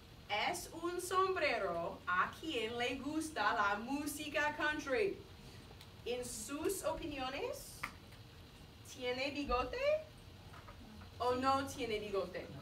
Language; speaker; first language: Spanish; non-native, fluent; English